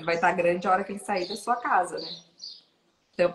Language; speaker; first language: Portuguese; native; Portuguese